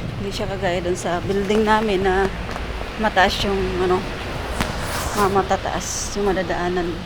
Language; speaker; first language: Filipino; native; Filipino